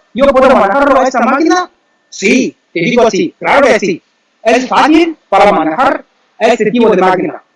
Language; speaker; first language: Spanish; non-native, learner; Chinese